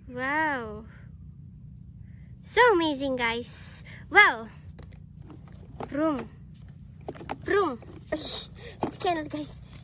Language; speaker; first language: English; non-native, learner; Indonesian